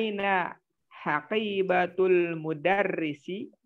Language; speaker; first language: Arabic; non-native, learner; Indonesian